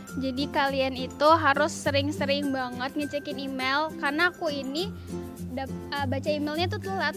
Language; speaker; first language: Indonesian; native; Indonesian